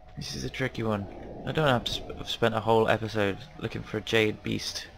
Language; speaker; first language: English; native; English